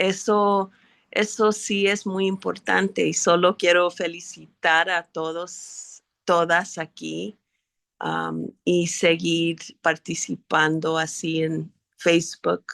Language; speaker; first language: Spanish; early bilingual, heritage; English